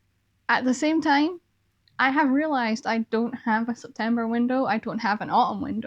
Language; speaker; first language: English; native; English